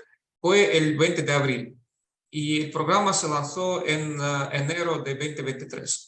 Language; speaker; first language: Spanish; non-native, fluent; Russian